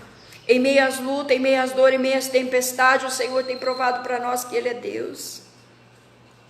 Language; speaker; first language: Portuguese; native; Portuguese